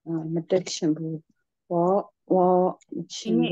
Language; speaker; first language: Chinese; non-native, learner; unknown